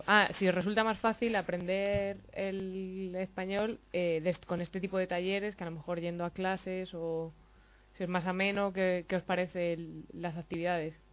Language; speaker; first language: Spanish; native; Spanish